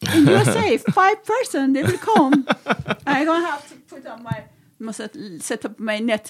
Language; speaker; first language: English; non-native, fluent; Swedish